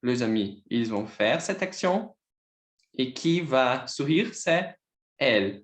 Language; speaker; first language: French; non-native, learner; Portuguese